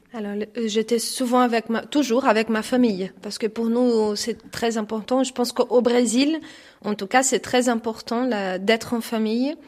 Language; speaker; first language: French; non-native, fluent; Portuguese